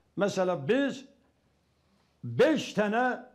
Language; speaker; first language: Turkish; non-native, local second language; Kurdish